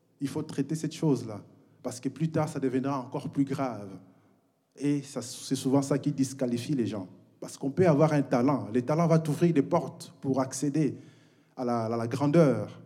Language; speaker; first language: French; non-native, local second language; Lingala